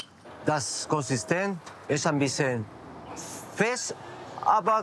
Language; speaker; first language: German; non-native, learner; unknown